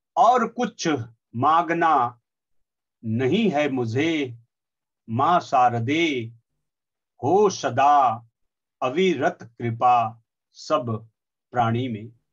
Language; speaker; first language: Hindi; non-native, local second language; Nepali